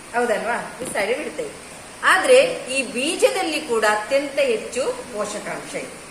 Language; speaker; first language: Kannada; non-native, local second language; Tulu